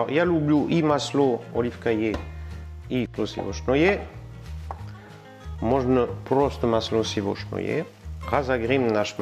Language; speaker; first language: Russian; non-native, learner; French